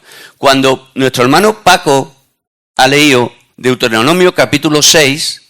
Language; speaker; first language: Spanish; native; Spanish